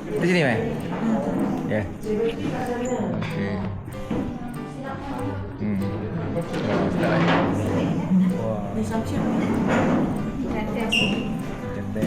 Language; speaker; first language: Malay; native; Malay